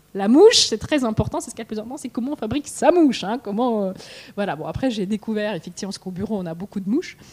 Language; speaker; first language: French; non-native, fluent; Russian